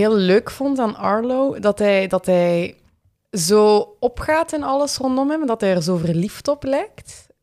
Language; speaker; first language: Dutch; native; Dutch